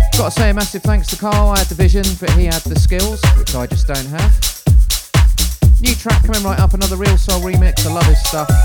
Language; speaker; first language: English; native; English